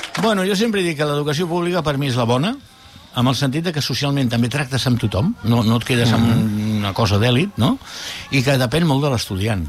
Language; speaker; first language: Catalan; non-native, local second language; Spanish